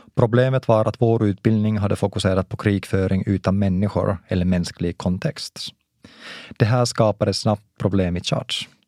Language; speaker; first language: Swedish; non-native, local second language; Finnish